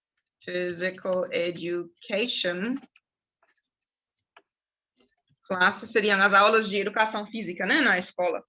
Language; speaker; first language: Portuguese; non-native, fluent; German